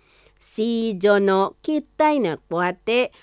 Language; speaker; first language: Japanese; non-native, fluent; Indonesian